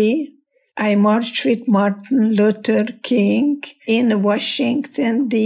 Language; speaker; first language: English; non-native, fluent; Hungarian